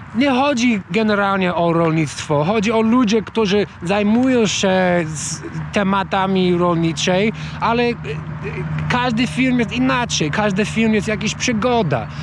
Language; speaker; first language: Polish; non-native, learner; English